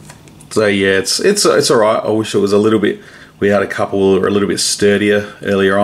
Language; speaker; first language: English; native; English